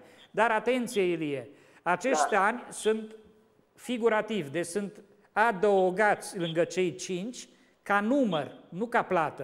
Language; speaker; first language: Romanian; native; Romanian